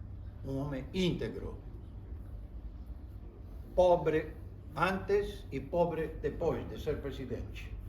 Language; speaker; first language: Portuguese; non-native, fluent; Spanish